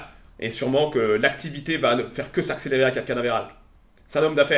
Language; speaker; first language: French; native; French